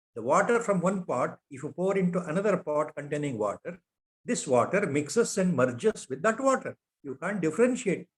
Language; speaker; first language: English; non-native, local second language; Kannada